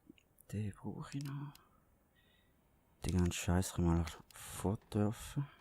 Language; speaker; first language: German; native; German